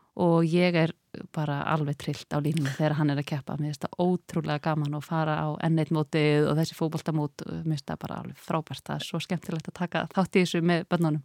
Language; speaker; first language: Icelandic; native; Icelandic